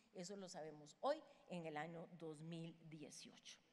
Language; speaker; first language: Spanish; native; Spanish